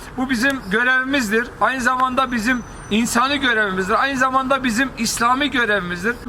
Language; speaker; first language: Turkish; native; Turkish